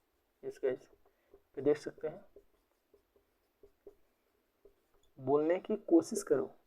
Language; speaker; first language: Hindi; native; Hindi